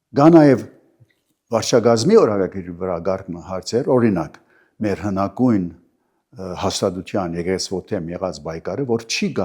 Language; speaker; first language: Armenian; early bilingual, heritage; Armenian